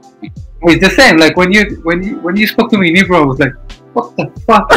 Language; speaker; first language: English; non-native, fluent; Hebrew